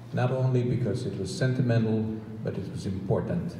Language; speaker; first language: English; non-native, local second language; Filipino